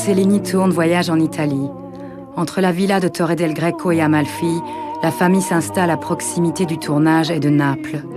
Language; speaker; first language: French; native; French